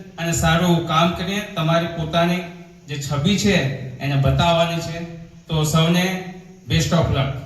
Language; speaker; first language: Gujarati; native; Gujarati